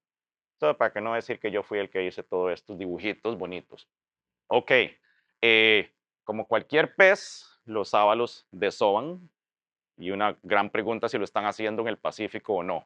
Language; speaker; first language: Spanish; native; Spanish